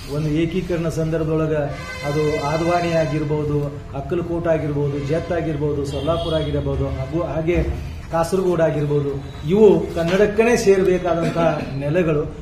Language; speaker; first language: Kannada; native; Kannada